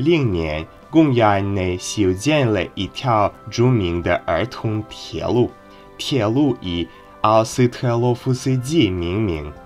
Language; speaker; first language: Chinese; non-native, learner; Russian